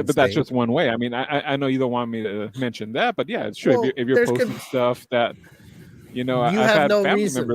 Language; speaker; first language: English; native; English